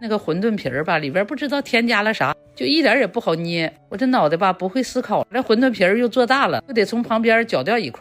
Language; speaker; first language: Chinese; native; Chinese